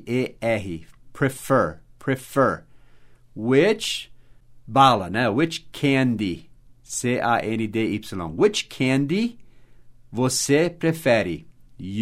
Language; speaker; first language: Portuguese; non-native, fluent; English